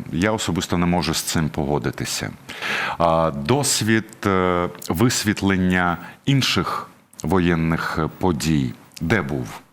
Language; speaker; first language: Ukrainian; native; Ukrainian